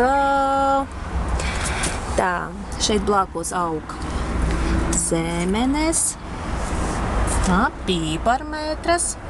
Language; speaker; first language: Latvian; non-native, local second language; Russian